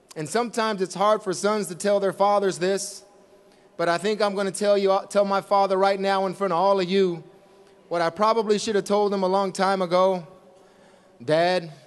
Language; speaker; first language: English; native; English